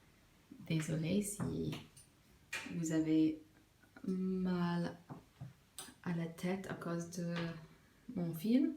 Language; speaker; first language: French; non-native, learner; English